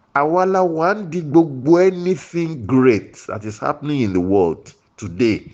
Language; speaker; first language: English; non-native, local second language; Yoruba